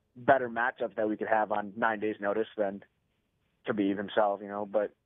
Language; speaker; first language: English; native; English